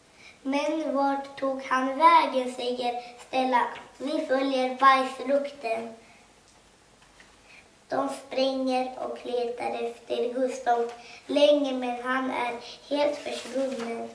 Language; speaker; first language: Swedish; early bilingual, other home language; Kurdish